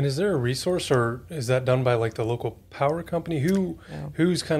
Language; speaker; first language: English; native; English